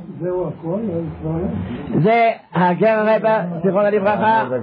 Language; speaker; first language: Hebrew; non-native, fluent; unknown